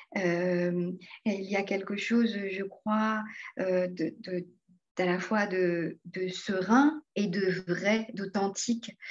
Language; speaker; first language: French; non-native, local second language; Morisyen